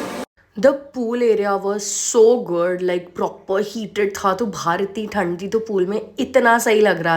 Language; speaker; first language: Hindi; native; Hindi